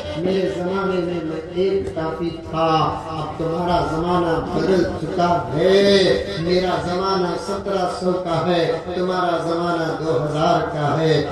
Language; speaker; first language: Urdu; native; Urdu